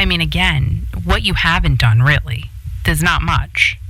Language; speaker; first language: English; native; English